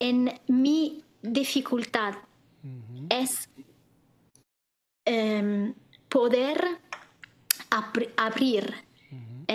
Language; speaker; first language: Spanish; non-native, fluent; Italian